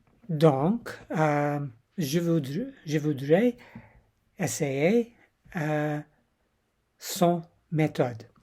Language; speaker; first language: French; non-native, learner; English